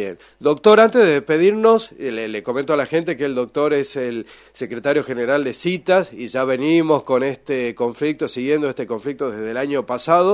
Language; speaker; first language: Spanish; native; Spanish